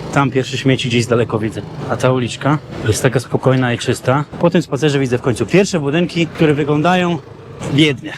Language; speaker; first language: Polish; native; Polish